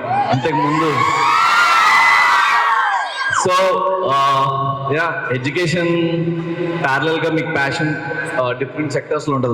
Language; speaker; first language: Telugu; native; Telugu